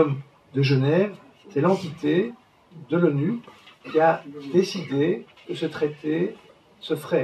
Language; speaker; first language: French; native; French